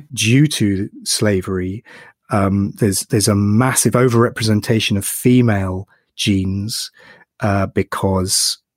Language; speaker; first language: English; native; English